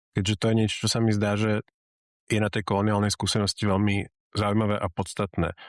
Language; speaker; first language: Slovak; native; Slovak